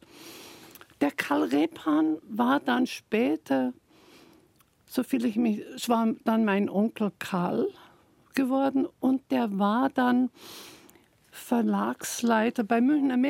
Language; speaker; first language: German; native; German